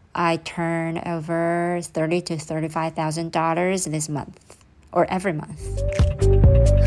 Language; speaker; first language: English; non-native, fluent; Chinese